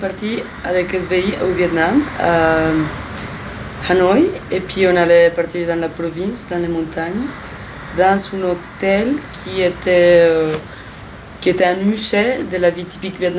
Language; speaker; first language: French; non-native, fluent; Spanish